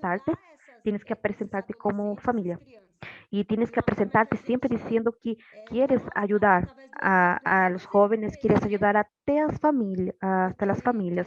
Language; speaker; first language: Spanish; non-native, learner; Portuguese